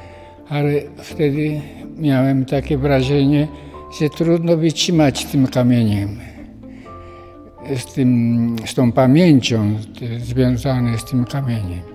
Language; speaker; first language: Polish; non-native, fluent; Japanese